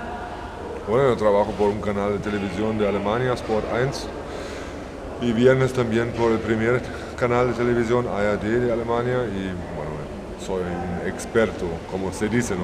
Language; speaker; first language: Spanish; non-native, learner; German